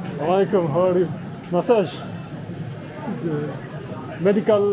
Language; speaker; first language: English; non-native, learner; French